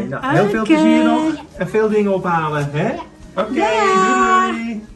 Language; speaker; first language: Dutch; native; Dutch